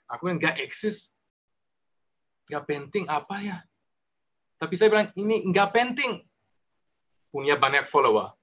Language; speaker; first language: Indonesian; non-native, learner; German